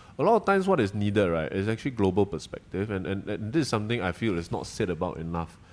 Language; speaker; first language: English; native; English